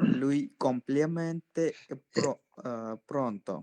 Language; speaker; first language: Italian; non-native, learner; Bangla